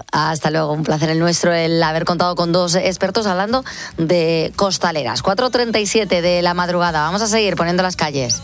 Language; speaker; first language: Spanish; native; Spanish